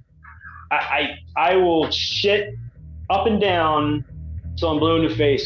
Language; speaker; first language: English; native; English